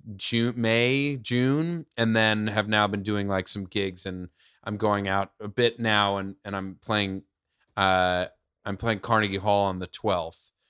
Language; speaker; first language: English; native; English